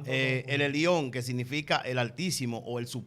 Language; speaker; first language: Spanish; native; Spanish